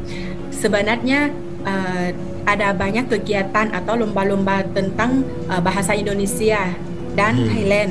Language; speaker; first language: Indonesian; non-native, fluent; Thai